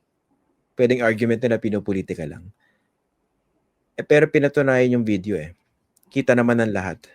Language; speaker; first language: Filipino; native; Filipino